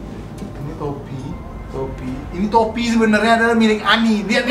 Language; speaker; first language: Indonesian; native; Indonesian